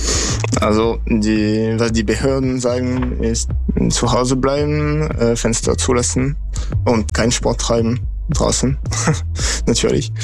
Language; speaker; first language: German; non-native, fluent; French